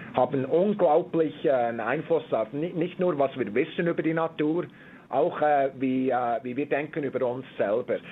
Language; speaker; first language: German; native; German